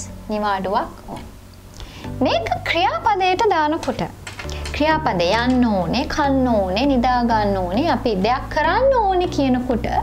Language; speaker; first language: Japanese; non-native, fluent; Sinhala